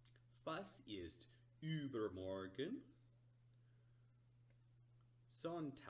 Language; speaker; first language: German; non-native, learner; English